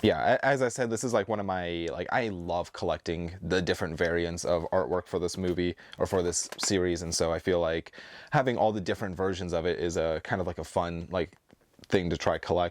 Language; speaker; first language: English; native; English